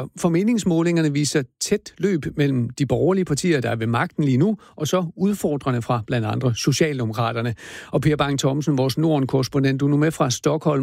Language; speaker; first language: Danish; native; Danish